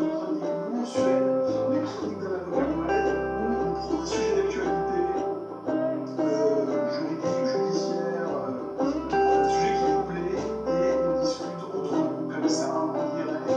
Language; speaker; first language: French; native; French